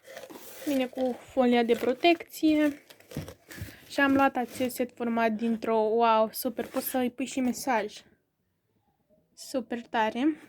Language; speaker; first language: Romanian; native; Romanian